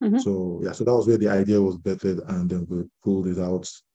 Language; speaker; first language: English; non-native, local second language; Yoruba